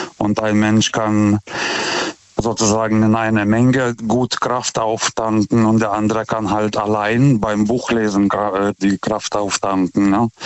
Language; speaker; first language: German; non-native, fluent; Lithuanian